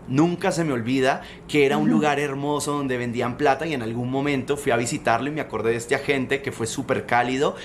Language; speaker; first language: Spanish; native; Spanish